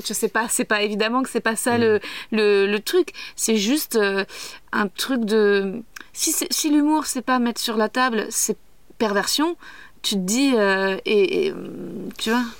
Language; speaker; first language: French; native; French